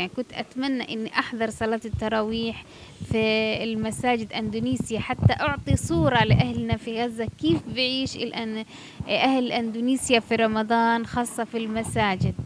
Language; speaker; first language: Arabic; native; Arabic